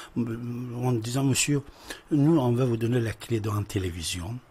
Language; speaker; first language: French; non-native, fluent; Persian